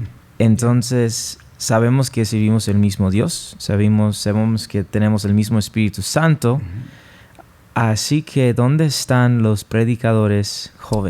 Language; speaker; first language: Spanish; non-native, fluent; English